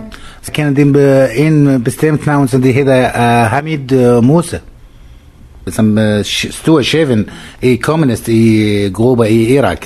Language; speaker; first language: Danish; non-native, learner; Arabic